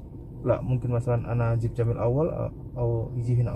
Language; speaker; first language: Arabic; non-native, learner; Indonesian